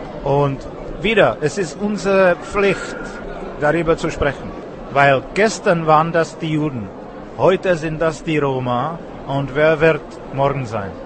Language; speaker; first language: German; non-native, fluent; Czech